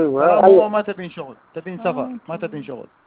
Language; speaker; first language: Arabic; non-native, learner; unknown